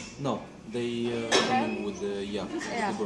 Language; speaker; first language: English; non-native, learner; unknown